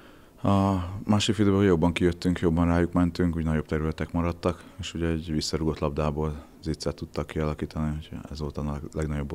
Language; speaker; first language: Hungarian; native; Hungarian